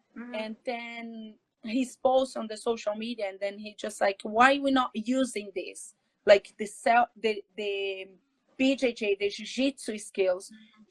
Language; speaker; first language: English; non-native, fluent; Portuguese